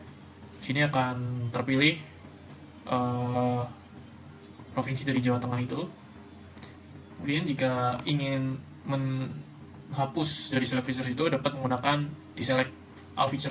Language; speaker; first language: Indonesian; native; Indonesian